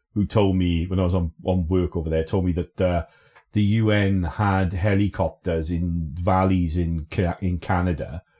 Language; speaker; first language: English; native; English